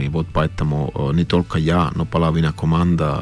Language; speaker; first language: Russian; non-native, fluent; Finnish